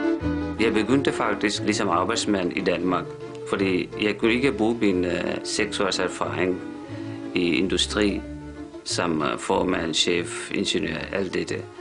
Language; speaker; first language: Danish; non-native, fluent; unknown